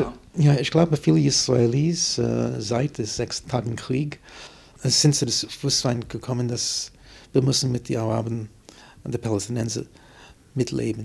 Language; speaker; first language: German; non-native, fluent; English